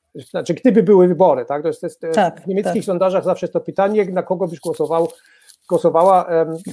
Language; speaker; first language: Polish; non-native, fluent; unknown